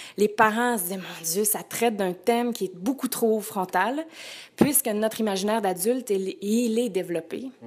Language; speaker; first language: French; native; French